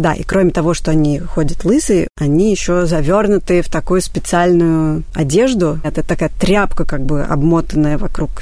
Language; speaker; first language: Russian; native; Russian